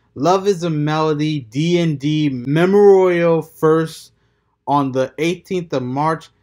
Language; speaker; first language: English; native; English